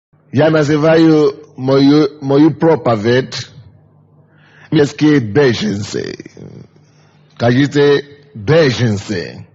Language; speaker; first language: Russian; non-native, fluent; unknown